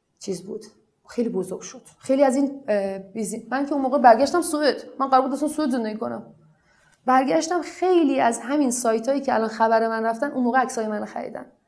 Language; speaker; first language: Persian; non-native, local second language; Arabic